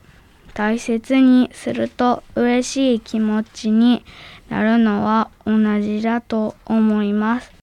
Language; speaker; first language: Japanese; early bilingual, other home language; Arabic